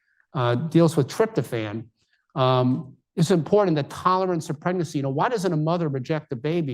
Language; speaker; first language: English; native; English